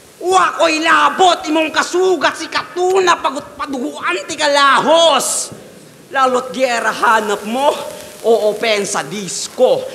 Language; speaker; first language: Filipino; native; Filipino